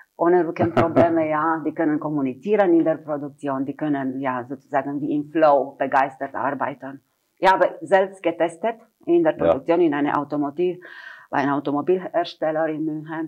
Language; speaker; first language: German; non-native, fluent; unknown